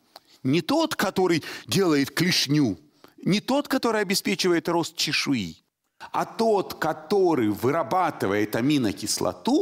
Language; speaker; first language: Russian; native; Russian